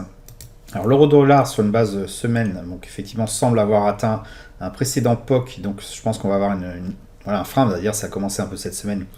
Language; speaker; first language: French; native; French